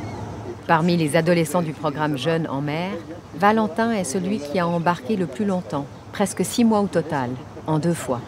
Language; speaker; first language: French; native; French